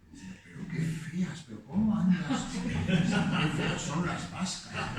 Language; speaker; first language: Spanish; native; Spanish